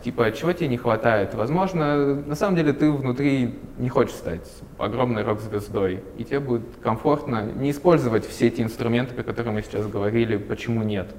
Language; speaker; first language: Russian; native; Russian